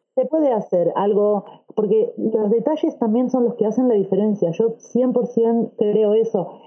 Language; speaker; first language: Spanish; native; Spanish